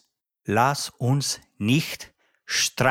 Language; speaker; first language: German; non-native, learner; English